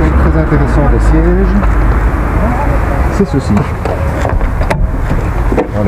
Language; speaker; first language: French; native; French